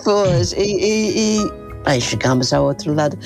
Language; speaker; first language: Portuguese; non-native, fluent; English